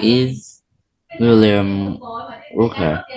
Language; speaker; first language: English; non-native, learner; Vietnamese